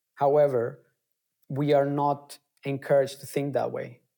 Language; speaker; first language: English; non-native, fluent; Spanish